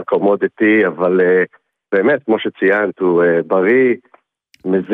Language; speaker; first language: Hebrew; native; Hebrew